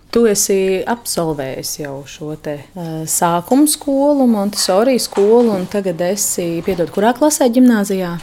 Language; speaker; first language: Latvian; native; Latvian